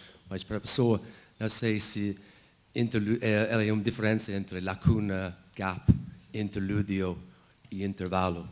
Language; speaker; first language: Portuguese; non-native, fluent; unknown